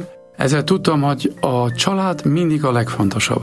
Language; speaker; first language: Hungarian; non-native, learner; German